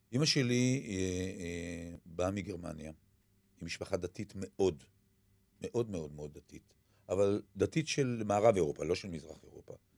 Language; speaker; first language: Hebrew; early bilingual, other home language; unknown